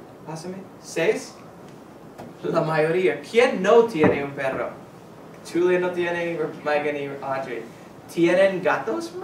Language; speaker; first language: Spanish; non-native, fluent; English